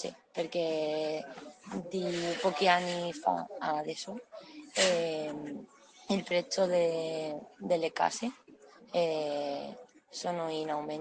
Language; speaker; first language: Italian; non-native, learner; Spanish